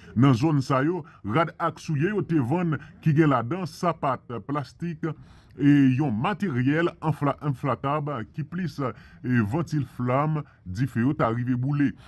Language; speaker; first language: Haitian Creole; non-native, fluent; Spanish